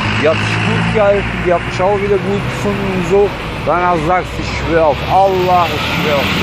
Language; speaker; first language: German; early bilingual, other home language; Turkish